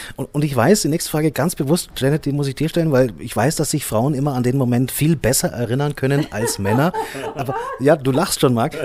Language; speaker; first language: German; native; German